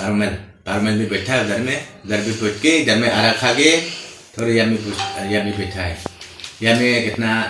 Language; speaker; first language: Hindi; non-native, local second language; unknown